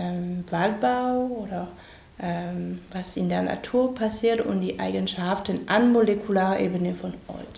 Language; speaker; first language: German; non-native, fluent; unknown